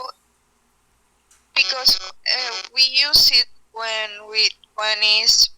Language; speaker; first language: English; non-native, learner; Spanish